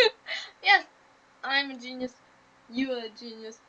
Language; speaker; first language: English; non-native, learner; German